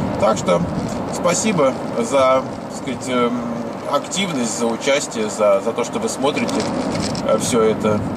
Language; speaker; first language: Russian; native; Russian